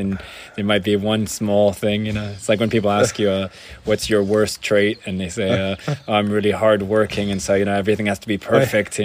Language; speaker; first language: English; non-native, fluent; French